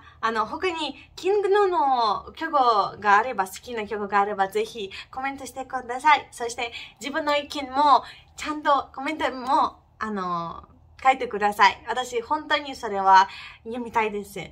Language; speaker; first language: Japanese; non-native, learner; Ukrainian